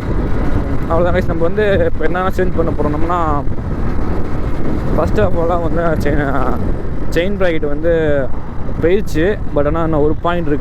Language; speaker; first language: Tamil; native; Tamil